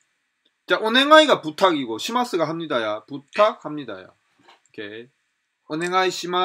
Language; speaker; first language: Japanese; non-native, fluent; Korean